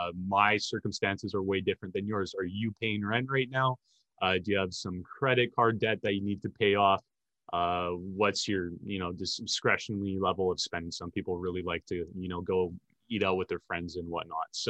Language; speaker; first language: English; native; English